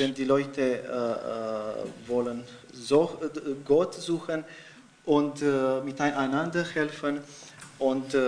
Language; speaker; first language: German; non-native, fluent; Romanian